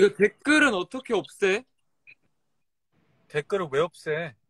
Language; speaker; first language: Korean; early bilingual, heritage; Korean